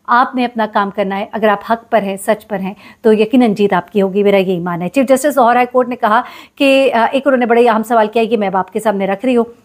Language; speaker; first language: Urdu; native; Urdu